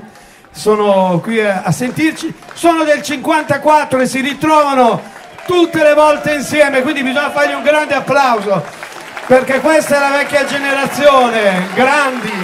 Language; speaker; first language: Italian; native; Italian